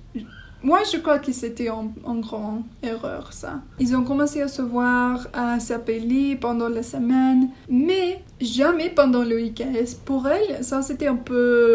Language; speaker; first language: French; non-native, learner; English